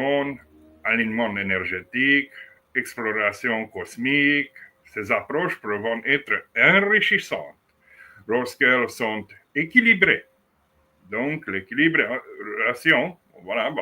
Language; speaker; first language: French; non-native, fluent; Romanian